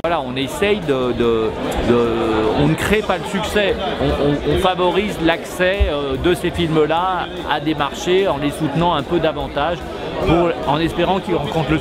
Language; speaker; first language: French; native; French